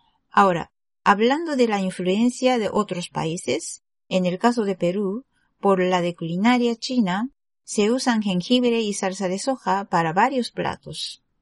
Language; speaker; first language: Spanish; non-native, fluent; Japanese